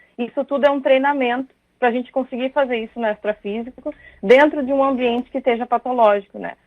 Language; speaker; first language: Portuguese; native; Portuguese